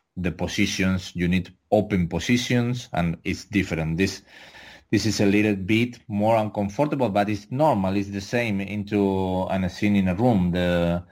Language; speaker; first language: English; non-native, fluent; Spanish